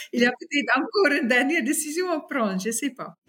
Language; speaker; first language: French; non-native, fluent; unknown